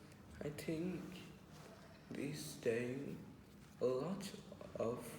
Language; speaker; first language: English; non-native, learner; Vietnamese